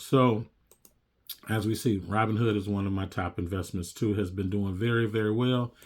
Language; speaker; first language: English; native; English